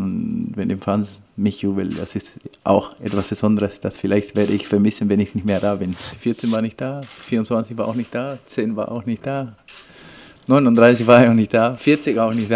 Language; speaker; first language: German; non-native, fluent; Spanish